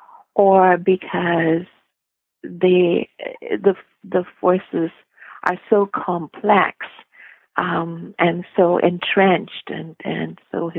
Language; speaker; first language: English; non-native, local second language; Gujarati